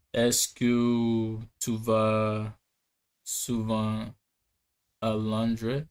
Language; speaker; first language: French; non-native, learner; English